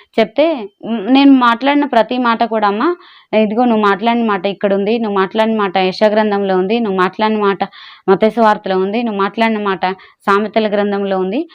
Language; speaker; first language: Telugu; non-native, local second language; Urdu